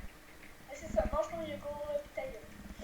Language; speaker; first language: French; native; French